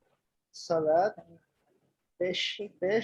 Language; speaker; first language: French; non-native, learner; Urdu